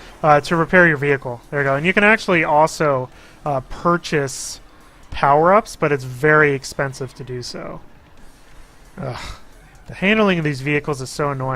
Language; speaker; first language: English; native; English